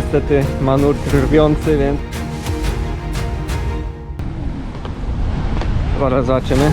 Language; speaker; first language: Polish; native; Polish